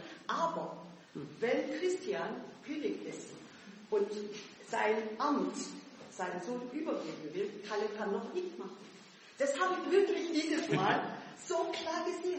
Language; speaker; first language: German; non-native, fluent; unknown